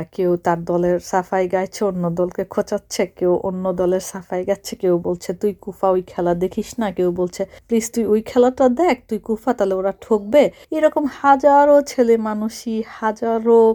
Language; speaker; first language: Bangla; native; Bangla